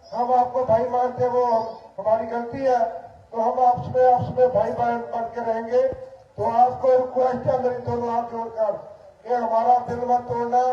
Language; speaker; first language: Hindi; non-native, local second language; Punjabi